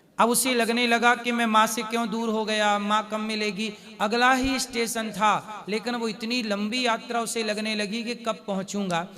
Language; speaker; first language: Hindi; native; Hindi